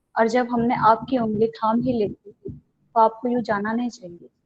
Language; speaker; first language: Hindi; non-native, local second language; Gujarati